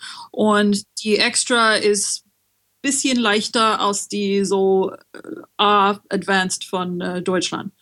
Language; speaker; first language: German; non-native, learner; French